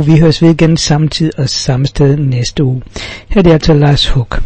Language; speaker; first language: Danish; native; Danish